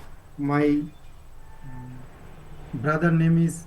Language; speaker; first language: English; non-native, learner; Bangla